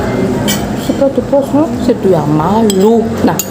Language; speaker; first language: French; non-native, local second language; Malagasy